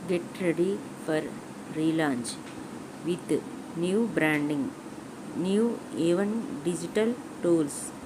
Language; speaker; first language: English; non-native, local second language; Telugu